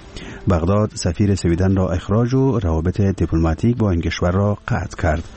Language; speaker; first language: Persian; native; Persian